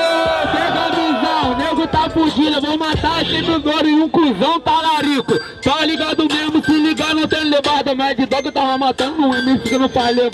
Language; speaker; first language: Portuguese; native; Portuguese